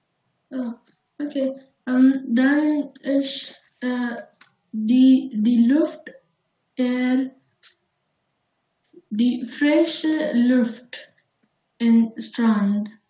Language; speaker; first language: German; non-native, learner; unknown